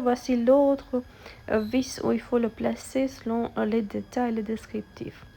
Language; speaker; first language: French; non-native, fluent; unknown